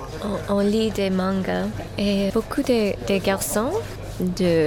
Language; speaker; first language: French; non-native, fluent; English